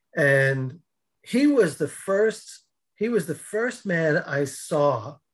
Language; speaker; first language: English; native; English